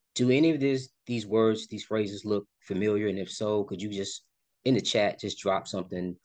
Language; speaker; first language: English; native; English